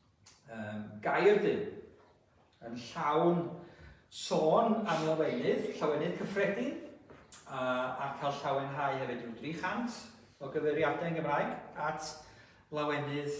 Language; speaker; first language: Welsh; native; Welsh